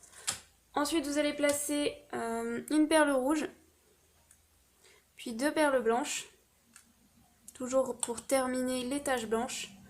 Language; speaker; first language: French; native; French